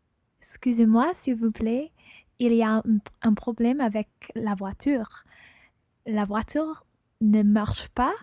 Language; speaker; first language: French; non-native, learner; English